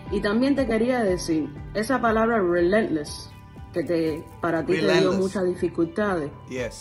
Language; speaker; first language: Spanish; early bilingual, heritage; Spanish